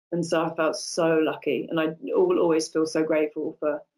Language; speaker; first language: English; native; English